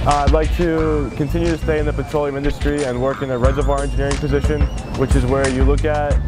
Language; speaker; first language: English; native; English